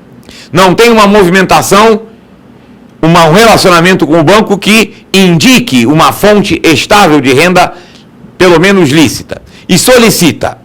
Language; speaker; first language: Portuguese; native; Portuguese